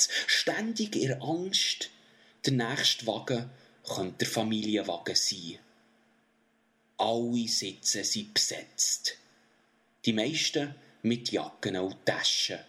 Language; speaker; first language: German; native; German